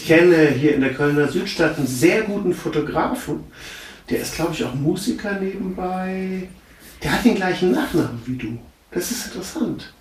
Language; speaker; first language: German; native; German